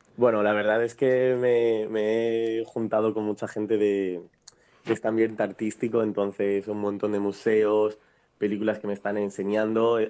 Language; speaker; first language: Spanish; native; Spanish